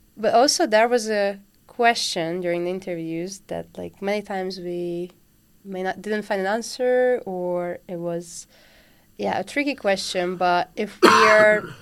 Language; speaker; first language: English; non-native, fluent; Spanish